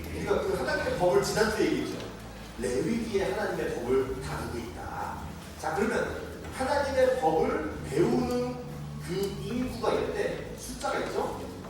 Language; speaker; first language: Korean; native; Korean